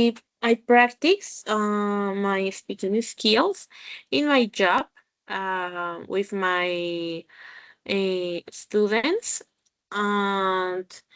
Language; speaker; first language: English; non-native, learner; Spanish